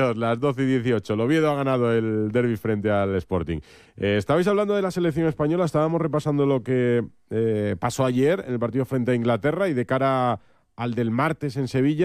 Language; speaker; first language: Spanish; native; Spanish